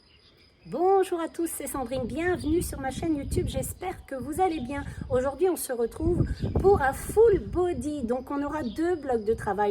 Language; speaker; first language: French; native; French